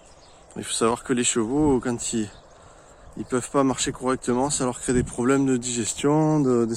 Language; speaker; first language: French; native; French